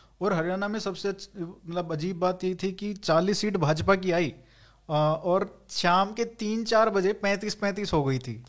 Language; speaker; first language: Hindi; native; Hindi